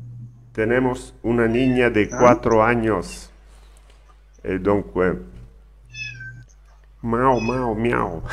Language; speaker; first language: Spanish; non-native, learner; Italian